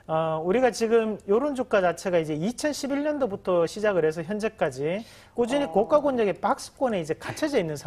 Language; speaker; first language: Korean; native; Korean